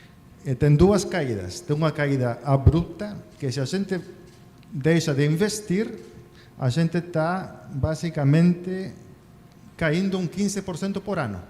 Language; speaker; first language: Portuguese; non-native, fluent; Spanish